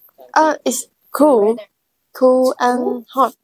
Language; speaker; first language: English; non-native, learner; Thai